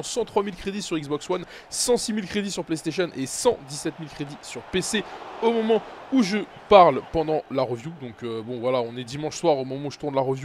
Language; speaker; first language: French; native; French